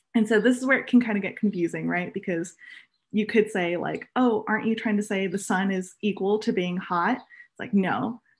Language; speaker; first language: English; native; English